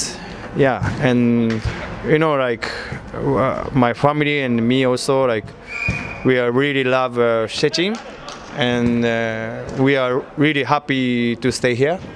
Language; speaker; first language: English; non-native, learner; Japanese